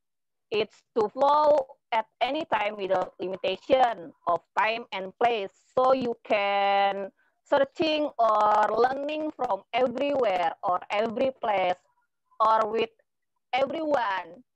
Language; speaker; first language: English; non-native, learner; Indonesian